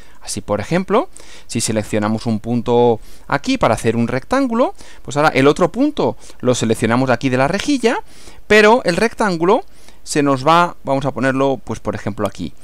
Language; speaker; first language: Spanish; native; Spanish